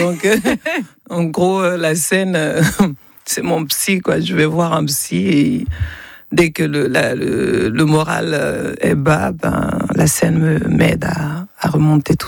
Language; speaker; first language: French; non-native, local second language; Bambara